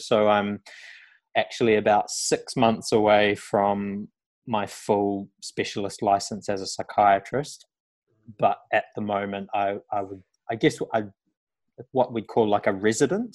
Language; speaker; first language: English; native; English